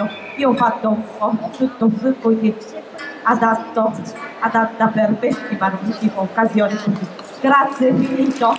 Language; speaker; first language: Italian; non-native, fluent; Japanese